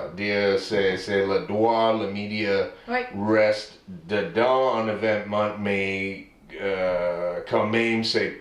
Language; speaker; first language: French; non-native, learner; English